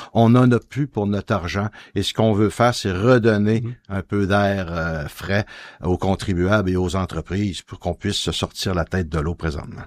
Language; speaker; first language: French; native; French